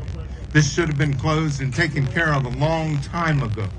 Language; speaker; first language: English; native; English